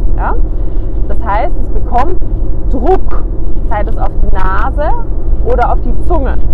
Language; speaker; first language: German; native; German